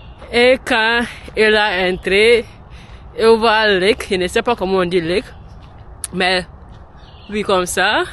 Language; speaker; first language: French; non-native, learner; English